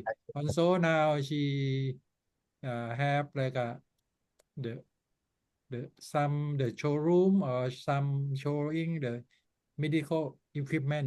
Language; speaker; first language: English; non-native, learner; Thai